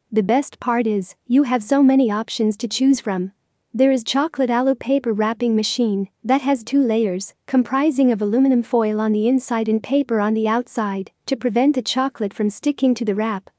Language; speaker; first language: English; non-native, learner; Arabic